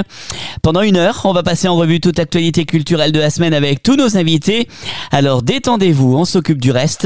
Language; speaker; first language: French; native; French